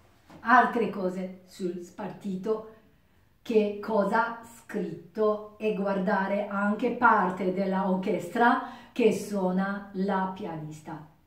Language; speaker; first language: Italian; non-native, learner; Japanese